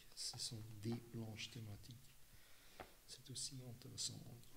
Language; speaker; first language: French; non-native, learner; German